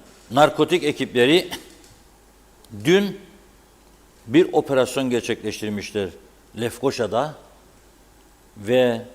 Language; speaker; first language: Turkish; native; Turkish